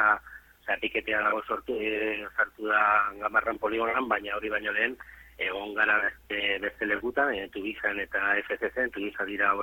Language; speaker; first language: Basque; native; Basque